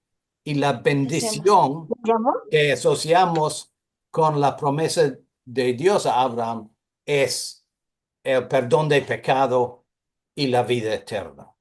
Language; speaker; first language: Spanish; non-native, fluent; English